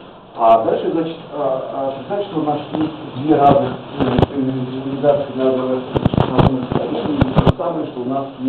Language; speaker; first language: Russian; native; Russian